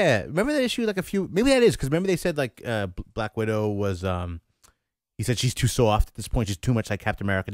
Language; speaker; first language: English; native; English